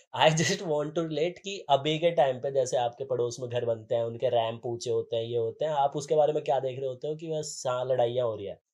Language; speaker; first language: Hindi; native; Hindi